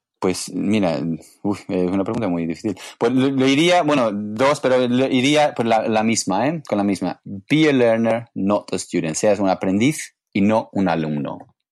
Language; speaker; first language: Spanish; non-native, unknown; English